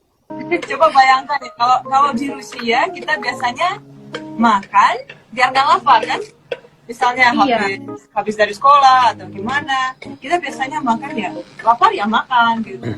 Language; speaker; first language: Indonesian; non-native, fluent; Russian